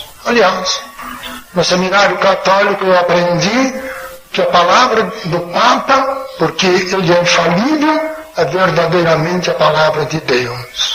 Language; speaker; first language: Portuguese; native; Portuguese